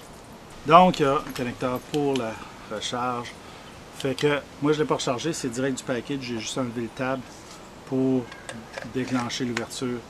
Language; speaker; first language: French; native; French